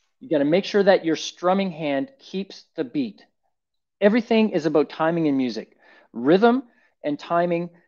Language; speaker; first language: English; native; English